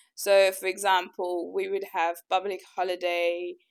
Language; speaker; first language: English; early bilingual, other home language; French